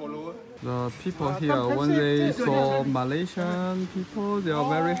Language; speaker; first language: English; non-native, learner; Chinese